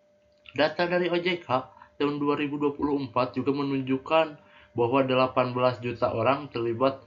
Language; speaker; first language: Indonesian; native; Indonesian